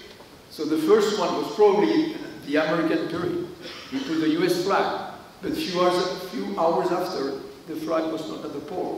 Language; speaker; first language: English; non-native, learner; French